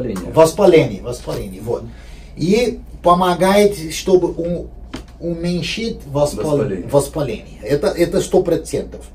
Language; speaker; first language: Russian; non-native, learner; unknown